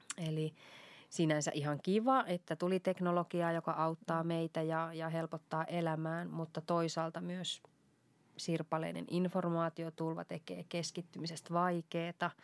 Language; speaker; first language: Finnish; native; Finnish